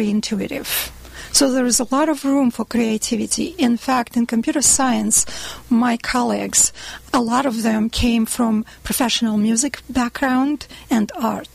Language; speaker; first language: English; non-native, fluent; Russian